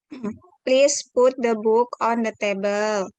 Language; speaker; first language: English; non-native, learner; Indonesian